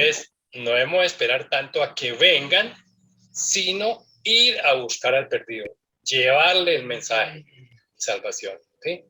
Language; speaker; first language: Spanish; native; Spanish